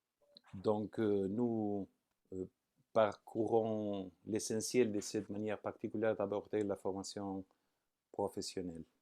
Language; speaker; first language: French; non-native, fluent; Spanish